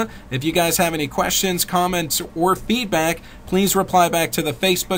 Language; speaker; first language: English; native; English